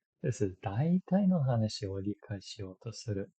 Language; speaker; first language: Japanese; non-native, fluent; English